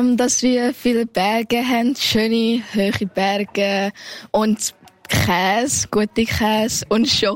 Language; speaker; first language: German; early bilingual, heritage; Thai